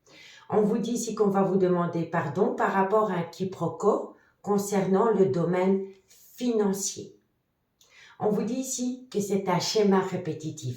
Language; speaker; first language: French; native; French